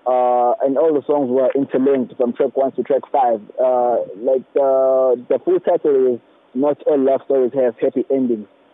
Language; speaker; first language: English; non-native, local second language; Zulu